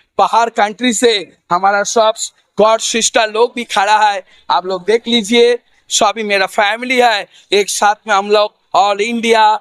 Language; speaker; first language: Hindi; non-native, fluent; Bangla